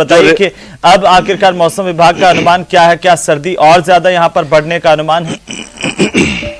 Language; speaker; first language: Hindi; native; Hindi